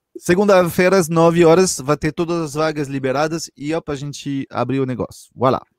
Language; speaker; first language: Portuguese; non-native, fluent; French